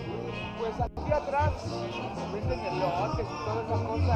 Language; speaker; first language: Spanish; native; Spanish